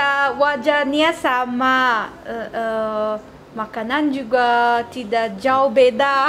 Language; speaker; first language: Indonesian; non-native, fluent; Manipuri